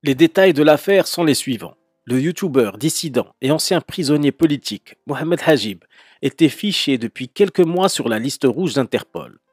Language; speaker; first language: French; non-native, local second language; Arabic